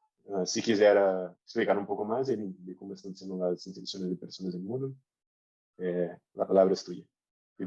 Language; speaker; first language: Spanish; non-native, learner; Portuguese